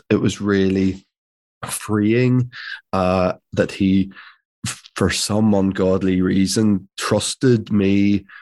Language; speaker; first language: English; native; English